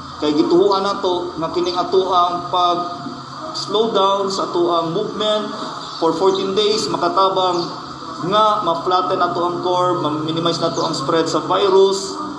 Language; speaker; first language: Cebuano; native; Cebuano